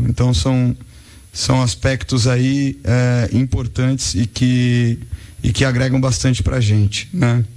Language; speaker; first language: Portuguese; native; Portuguese